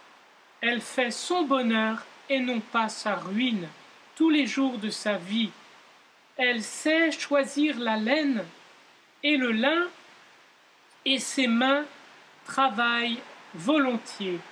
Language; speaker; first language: French; native; French